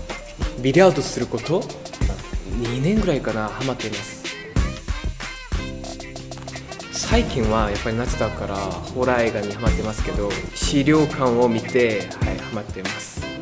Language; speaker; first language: Japanese; non-native, learner; Korean